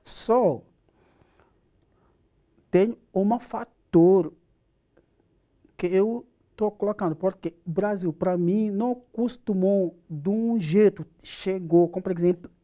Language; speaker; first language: Portuguese; non-native, learner; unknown